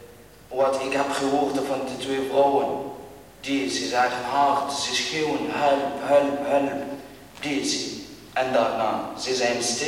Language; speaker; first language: Dutch; non-native, learner; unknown